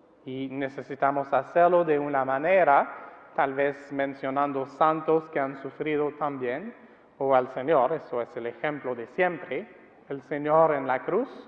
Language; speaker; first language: Spanish; non-native, fluent; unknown